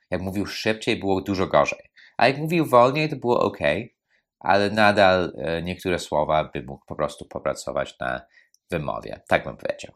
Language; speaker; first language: Polish; non-native, fluent; English